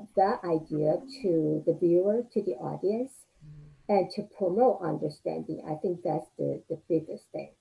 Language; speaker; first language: English; non-native, fluent; Chinese